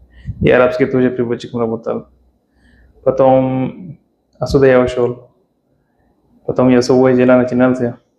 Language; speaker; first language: Russian; non-native, fluent; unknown